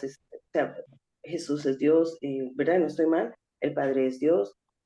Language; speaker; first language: Spanish; native; Spanish